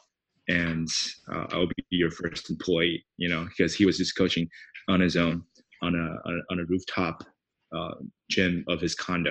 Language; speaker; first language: English; non-native, fluent; Chinese